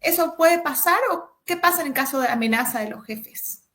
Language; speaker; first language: Spanish; native; Spanish